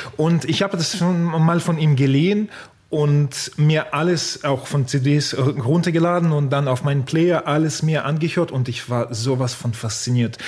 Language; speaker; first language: German; non-native, fluent; Russian